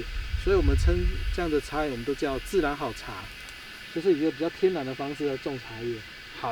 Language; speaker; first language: Chinese; native; Chinese